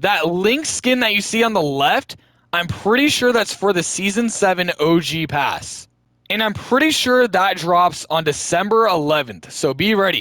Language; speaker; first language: English; native; English